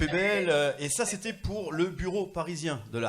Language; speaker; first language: French; native; French